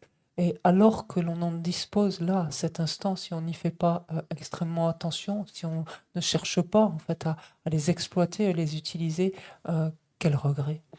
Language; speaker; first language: French; native; French